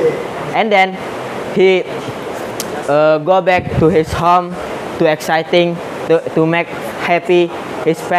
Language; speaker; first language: English; non-native, learner; Indonesian